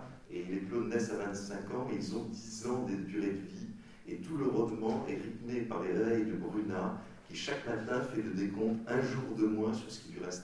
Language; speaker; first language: French; native; French